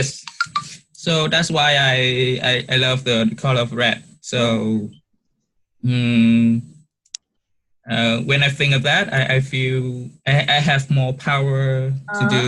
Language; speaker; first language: English; non-native, learner; Vietnamese